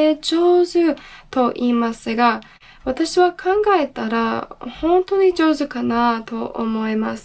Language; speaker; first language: Japanese; non-native, learner; English